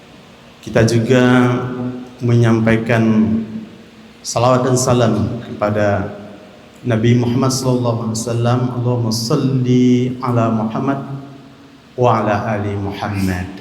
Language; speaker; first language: Indonesian; native; Indonesian